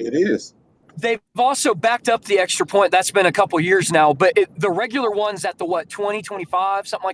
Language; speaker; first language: English; native; English